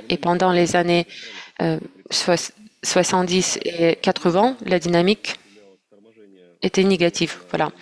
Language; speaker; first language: French; non-native, fluent; Russian